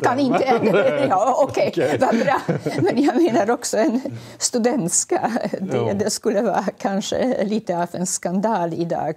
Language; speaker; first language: Swedish; non-native, fluent; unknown